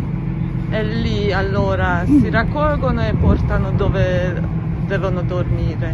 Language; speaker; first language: Italian; non-native, learner; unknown